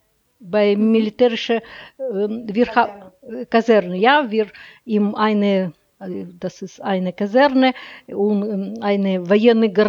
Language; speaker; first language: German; non-native, learner; Russian